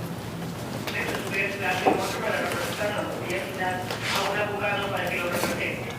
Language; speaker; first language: Spanish; non-native, fluent; English